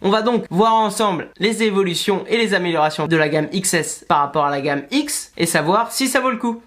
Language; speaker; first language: French; native; French